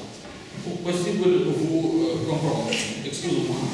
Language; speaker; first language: French; non-native, learner; Russian